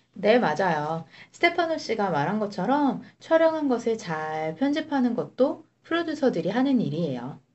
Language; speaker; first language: Korean; native; Korean